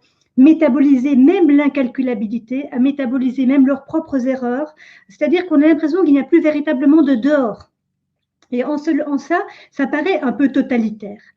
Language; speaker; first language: French; native; French